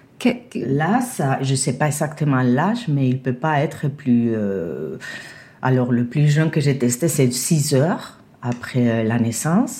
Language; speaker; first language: French; non-native, fluent; Spanish